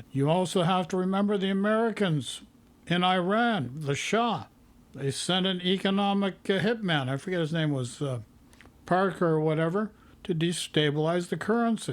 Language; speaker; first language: English; native; English